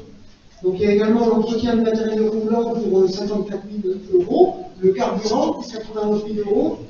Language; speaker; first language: French; native; French